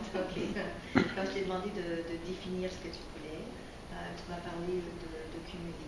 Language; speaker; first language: French; native; French